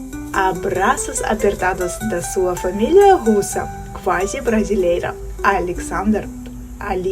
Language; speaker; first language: Portuguese; non-native, fluent; Russian